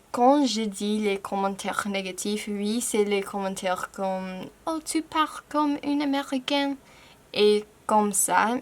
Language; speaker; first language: French; non-native, fluent; English